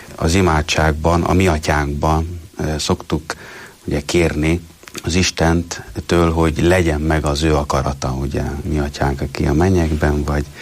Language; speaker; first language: Hungarian; non-native, fluent; Italian